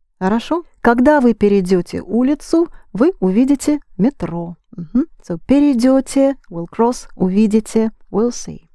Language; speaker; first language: Russian; non-native, fluent; English